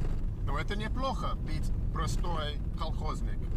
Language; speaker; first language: Russian; non-native, learner; English